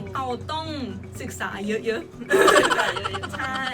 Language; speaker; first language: Thai; non-native, fluent; Korean